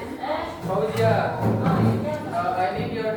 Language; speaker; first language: English; non-native, learner; Indonesian